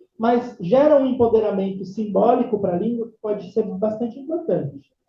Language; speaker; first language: Portuguese; native; Portuguese